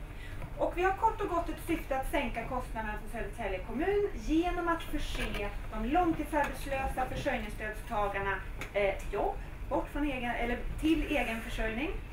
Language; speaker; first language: Swedish; native; Swedish